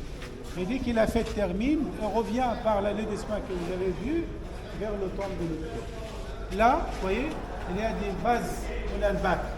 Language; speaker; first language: French; non-native, fluent; Arabic